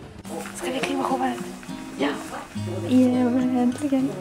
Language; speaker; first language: Swedish; non-native, learner; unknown